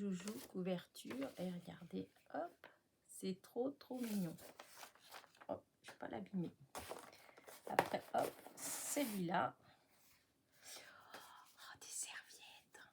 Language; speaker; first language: French; native; French